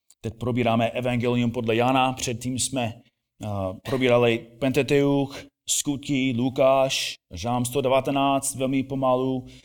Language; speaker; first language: Czech; non-native, fluent; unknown